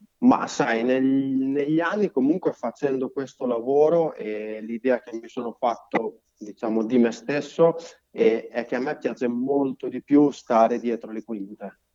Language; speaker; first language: Italian; native; Italian